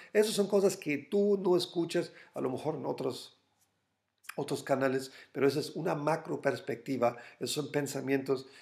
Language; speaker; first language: Spanish; non-native, fluent; German